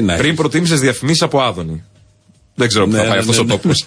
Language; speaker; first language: Greek; native; Greek